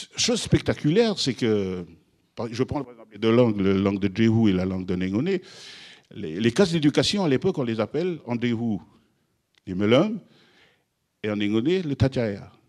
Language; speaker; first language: French; non-native, local second language; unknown